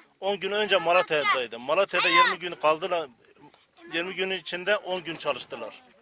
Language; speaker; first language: Turkish; non-native, local second language; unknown